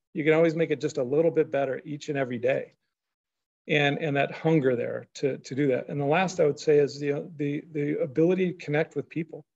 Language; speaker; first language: English; native; English